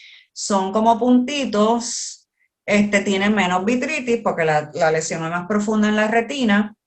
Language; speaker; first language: Spanish; native; Spanish